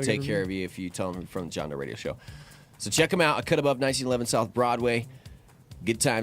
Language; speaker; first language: English; native; English